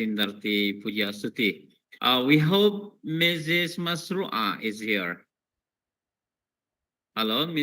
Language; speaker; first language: English; non-native, fluent; Indonesian